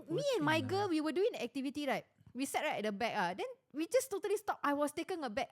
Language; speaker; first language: English; native; English